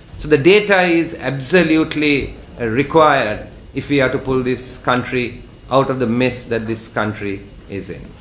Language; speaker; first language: English; non-native, local second language; Sinhala